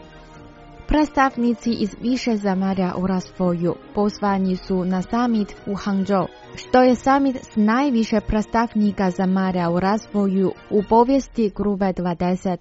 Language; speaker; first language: Croatian; non-native, fluent; Chinese